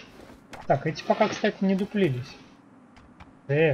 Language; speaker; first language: Russian; native; Russian